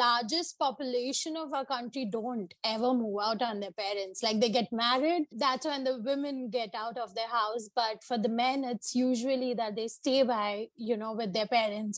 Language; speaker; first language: English; non-native, local second language; Hindi